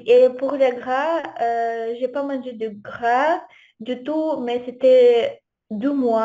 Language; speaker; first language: French; non-native, fluent; Ukrainian